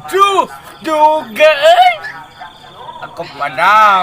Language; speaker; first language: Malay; non-native, local second language; Sundanese